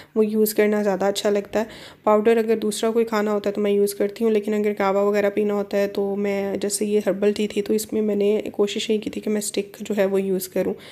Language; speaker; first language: Hindi; native; Hindi